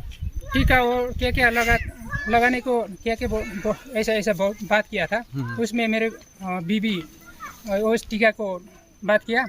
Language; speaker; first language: Hindi; non-native, local second language; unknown